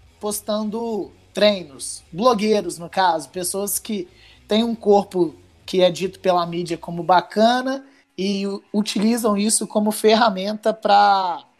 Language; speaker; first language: Portuguese; native; Portuguese